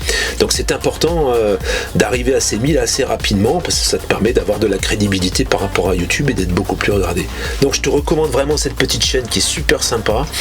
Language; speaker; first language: French; native; French